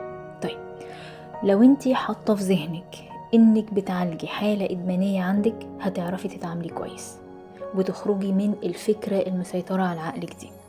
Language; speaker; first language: Arabic; native; Arabic